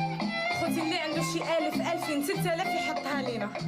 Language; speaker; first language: Arabic; native; Arabic